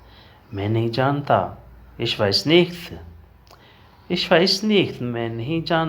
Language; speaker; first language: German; non-native, learner; Urdu